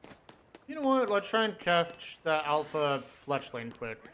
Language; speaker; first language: English; native; English